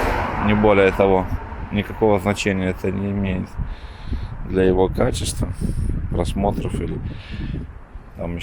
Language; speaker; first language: Russian; native; Russian